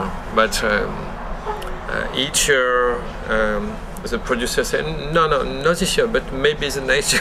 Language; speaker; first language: English; non-native, learner; French